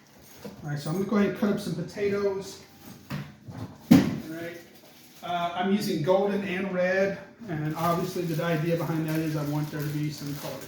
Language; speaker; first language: English; native; English